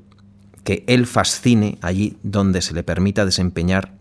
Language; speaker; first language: Spanish; native; Spanish